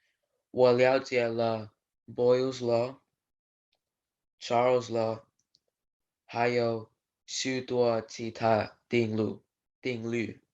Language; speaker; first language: Chinese; non-native, learner; English